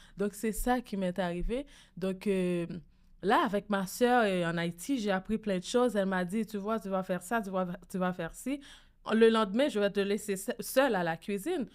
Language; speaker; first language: French; non-native, local second language; Haitian Creole